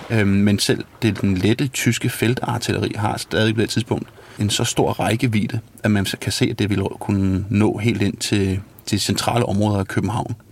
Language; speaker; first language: Danish; native; Danish